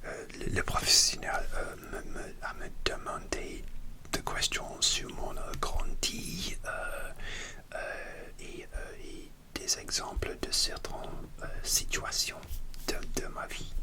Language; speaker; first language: French; non-native, learner; English